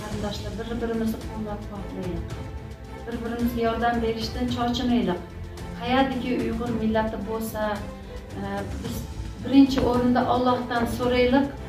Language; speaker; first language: Uzbek; non-native, local second language; Uyghur